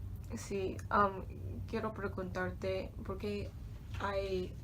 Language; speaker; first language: Spanish; non-native, learner; English